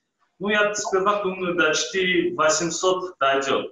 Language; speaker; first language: Russian; non-native, fluent; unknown